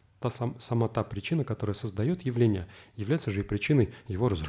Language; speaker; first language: Russian; native; Russian